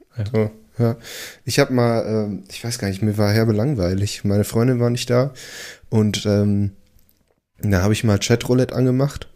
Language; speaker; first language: German; early bilingual, other home language; Portuguese